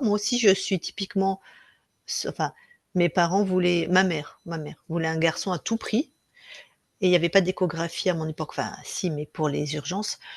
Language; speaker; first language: French; native; French